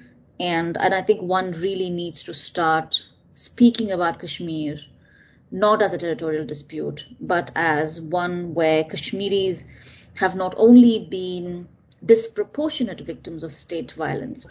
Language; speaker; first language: English; non-native, local second language; Tamil